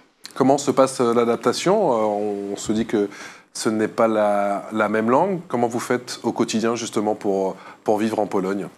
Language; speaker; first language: French; native; French